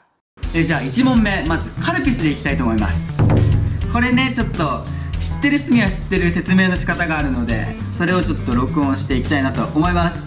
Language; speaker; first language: Japanese; native; Japanese